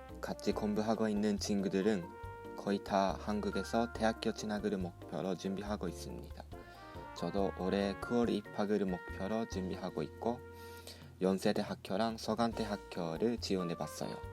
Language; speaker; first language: Korean; non-native, fluent; Japanese